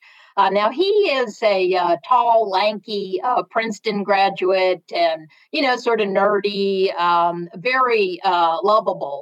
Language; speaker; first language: English; native; English